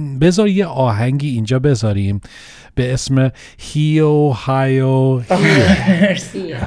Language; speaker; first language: Persian; early bilingual, heritage; Persian